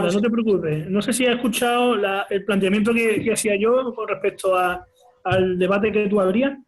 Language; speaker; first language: Spanish; native; Spanish